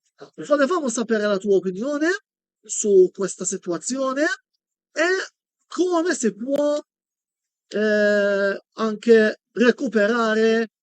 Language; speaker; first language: Italian; non-native, fluent; Maltese